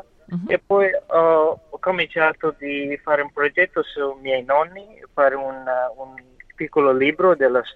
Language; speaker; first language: Italian; non-native, learner; English